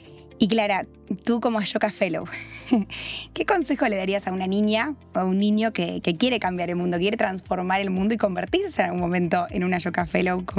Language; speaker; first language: Spanish; native; Spanish